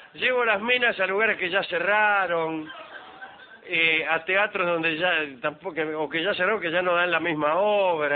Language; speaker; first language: Spanish; native; Spanish